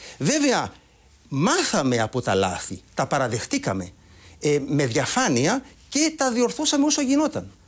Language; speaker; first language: Greek; native; Greek